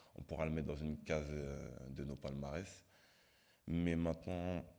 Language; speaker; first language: French; native; French